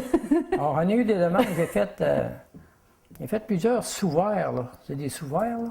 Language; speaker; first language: French; native; French